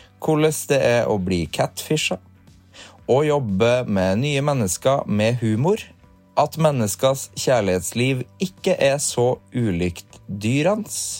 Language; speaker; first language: Norwegian; native; Norwegian